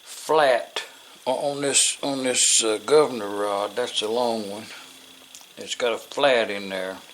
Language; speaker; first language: English; native; English